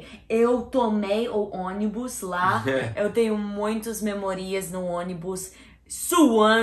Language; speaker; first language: Portuguese; non-native, learner; English